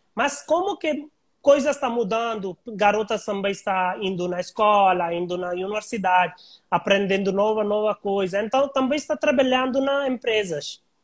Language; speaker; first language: Portuguese; non-native, learner; Hindi